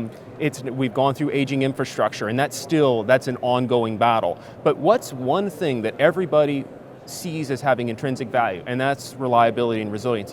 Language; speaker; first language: English; native; English